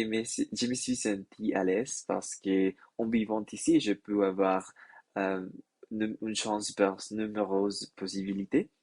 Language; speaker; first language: French; non-native, learner; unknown